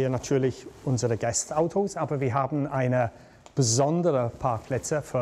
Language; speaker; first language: German; non-native, fluent; English